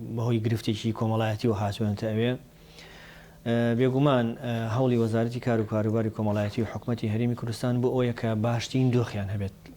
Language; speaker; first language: Central Kurdish; native; Central Kurdish